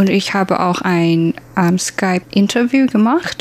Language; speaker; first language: German; non-native, learner; Chinese